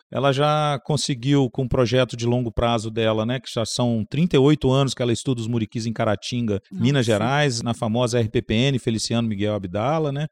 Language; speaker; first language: Portuguese; native; Portuguese